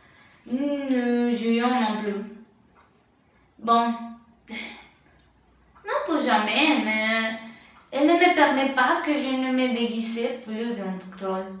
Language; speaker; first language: French; non-native, learner; Spanish